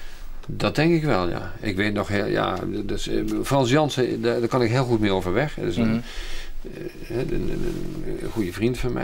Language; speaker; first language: Dutch; native; Dutch